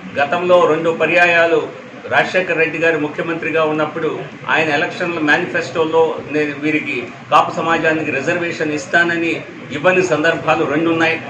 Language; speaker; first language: Telugu; native; Telugu